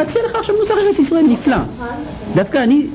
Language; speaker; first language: Hebrew; native; Hebrew